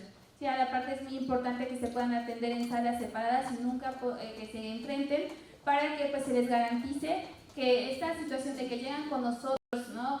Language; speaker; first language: Spanish; native; Spanish